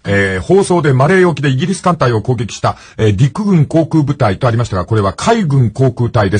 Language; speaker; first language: Japanese; native; Japanese